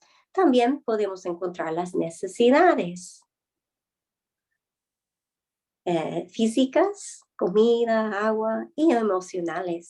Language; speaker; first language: Spanish; non-native, fluent; English